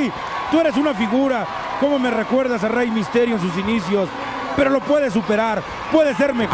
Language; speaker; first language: Spanish; native; Spanish